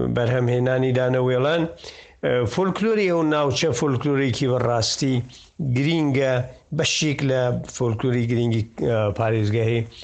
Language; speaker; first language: Central Kurdish; non-native, local second language; Southern Kurdish